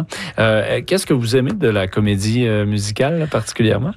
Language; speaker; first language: French; native; French